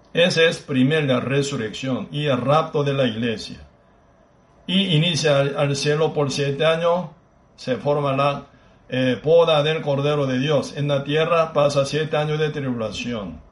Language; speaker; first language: Spanish; non-native, fluent; Korean